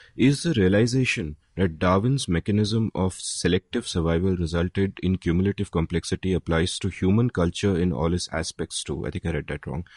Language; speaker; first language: English; non-native, local second language; Hindi